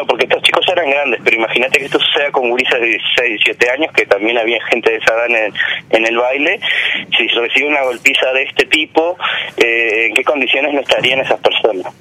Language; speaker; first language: Spanish; native; Spanish